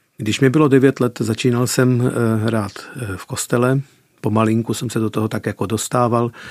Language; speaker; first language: Czech; early bilingual, heritage; Czech